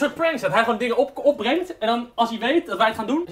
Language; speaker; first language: Dutch; native; Dutch